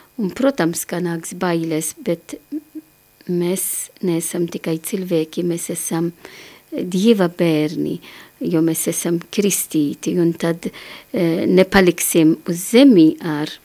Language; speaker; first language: Latvian; non-native, learner; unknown